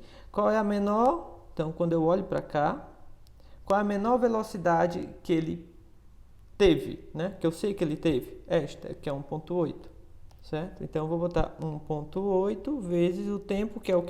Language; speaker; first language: Portuguese; native; Portuguese